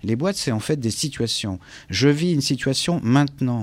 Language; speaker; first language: French; native; French